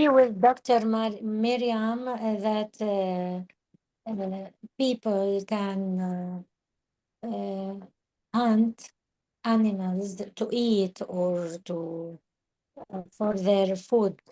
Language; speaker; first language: English; non-native, learner; Arabic